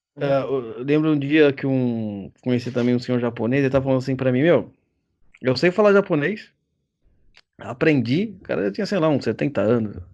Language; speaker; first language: Portuguese; native; Portuguese